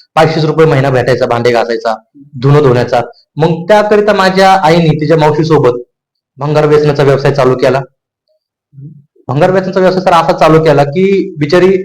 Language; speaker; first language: Marathi; native; Marathi